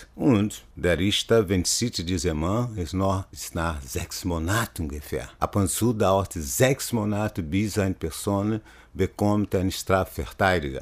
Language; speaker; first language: German; non-native, fluent; Portuguese